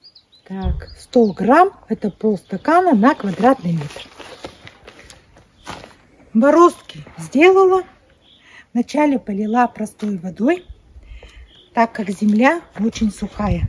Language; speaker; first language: Russian; native; Russian